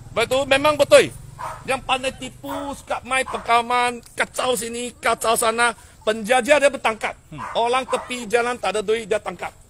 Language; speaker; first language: Malay; non-native, local second language; Chinese